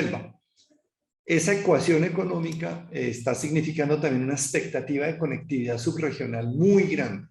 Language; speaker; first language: Spanish; native; Spanish